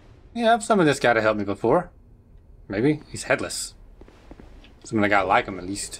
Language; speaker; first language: English; native; English